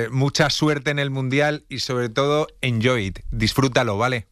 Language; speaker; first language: Spanish; native; Spanish